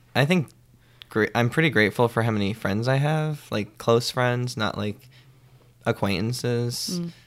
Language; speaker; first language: English; native; English